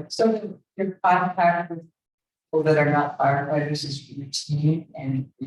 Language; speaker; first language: English; native; English